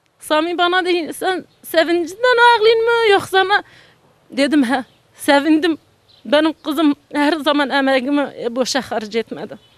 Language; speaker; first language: Turkish; non-native, learner; Arabic